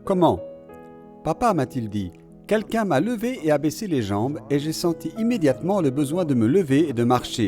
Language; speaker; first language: French; native; French